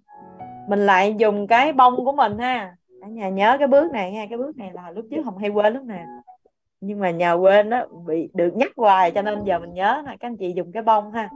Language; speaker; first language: Vietnamese; native; Vietnamese